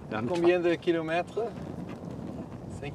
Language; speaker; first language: French; non-native, learner; Dutch